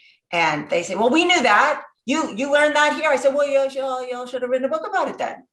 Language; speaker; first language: English; native; English